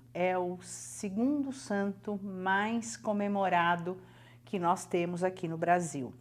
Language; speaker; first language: Portuguese; native; Portuguese